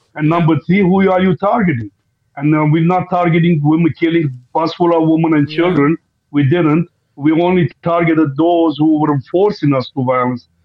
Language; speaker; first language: English; non-native, fluent; Armenian